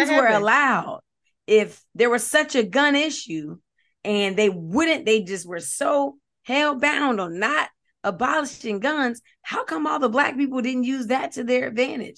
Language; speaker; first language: English; native; English